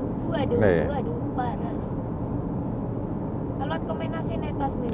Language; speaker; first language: Finnish; non-native, learner; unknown